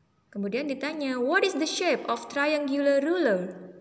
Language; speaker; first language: English; non-native, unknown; Indonesian